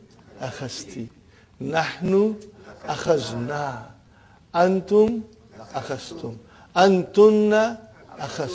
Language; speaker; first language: Arabic; non-native, fluent; Urdu